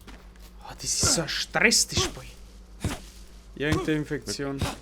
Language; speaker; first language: German; native; German